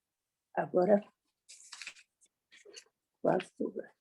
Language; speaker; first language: Portuguese; non-native, learner; Persian